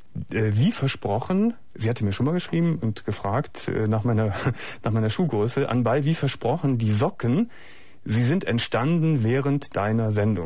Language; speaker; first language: German; native; German